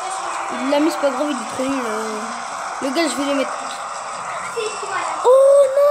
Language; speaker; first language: French; native; French